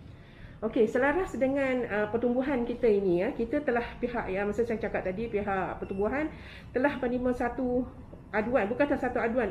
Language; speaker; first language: Malay; native; Malay